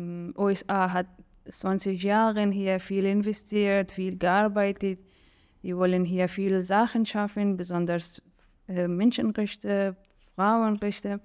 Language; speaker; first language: German; non-native, learner; Persian